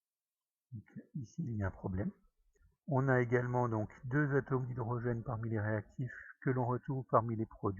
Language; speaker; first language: French; native; French